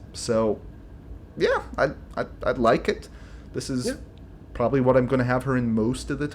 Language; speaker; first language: English; native; English